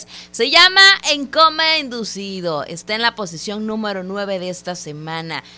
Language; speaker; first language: Spanish; native; Spanish